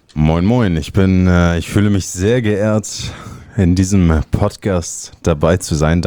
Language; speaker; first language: German; early bilingual, other home language; Italian